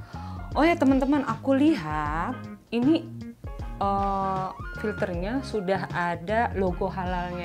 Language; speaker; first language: Indonesian; native; Indonesian